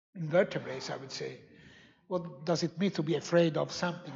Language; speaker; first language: English; non-native, fluent; Italian